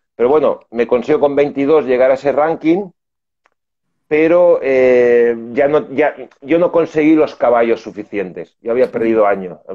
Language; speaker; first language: Spanish; native; Spanish